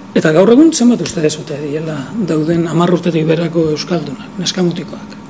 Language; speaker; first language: Basque; native; Basque